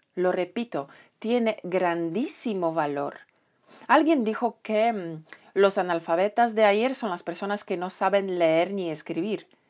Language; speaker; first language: Spanish; non-native, fluent; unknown